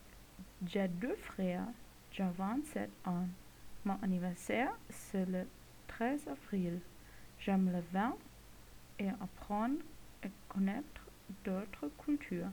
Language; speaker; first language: French; non-native, learner; German